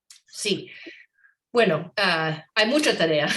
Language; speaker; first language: Spanish; non-native, learner; English